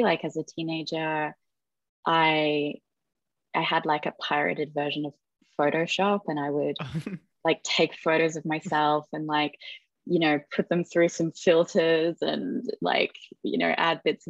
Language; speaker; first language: English; native; English